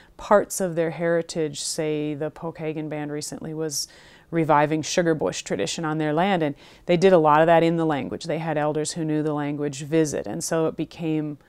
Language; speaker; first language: English; native; English